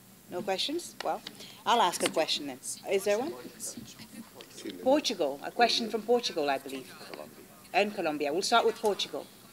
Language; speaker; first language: English; non-native, fluent; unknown